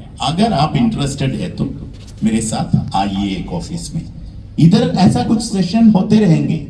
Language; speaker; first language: Hindi; non-native, learner; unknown